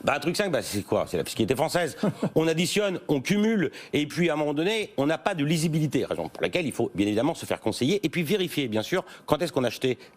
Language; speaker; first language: French; native; French